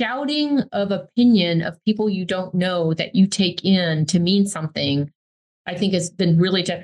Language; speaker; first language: English; native; English